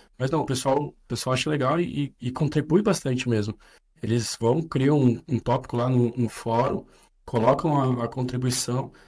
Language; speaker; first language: Portuguese; native; Portuguese